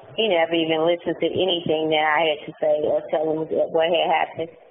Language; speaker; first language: English; native; English